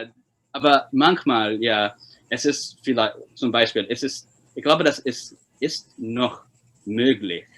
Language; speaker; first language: German; non-native, fluent; Chinese